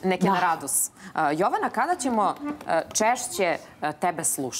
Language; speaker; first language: Serbian; native; Serbian